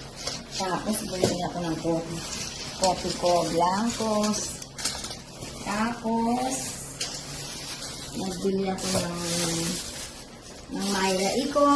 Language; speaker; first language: Filipino; non-native, learner; Korean